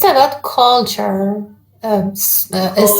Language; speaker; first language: English; non-native, learner; Persian